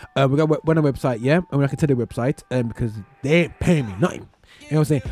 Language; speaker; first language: English; native; English